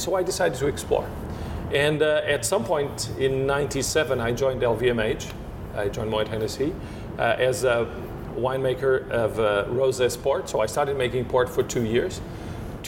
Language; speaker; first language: English; non-native, fluent; Portuguese